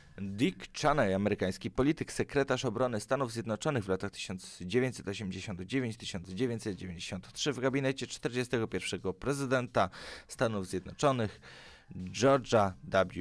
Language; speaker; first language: Polish; native; Polish